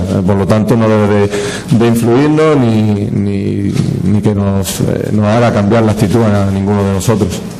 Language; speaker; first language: Spanish; native; Spanish